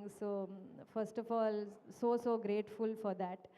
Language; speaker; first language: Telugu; non-native, fluent; Kannada